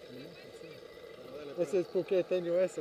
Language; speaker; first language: Spanish; non-native, learner; English